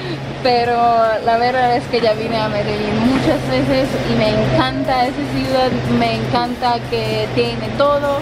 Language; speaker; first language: Spanish; non-native, fluent; Hungarian